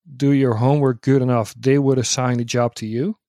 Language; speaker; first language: English; non-native, fluent; Dutch